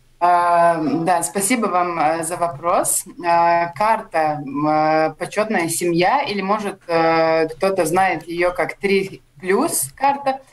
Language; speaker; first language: Russian; non-native, local second language; Latvian